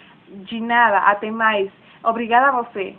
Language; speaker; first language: Portuguese; non-native, learner; Spanish